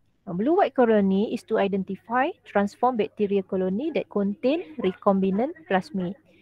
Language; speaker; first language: English; non-native, local second language; Malay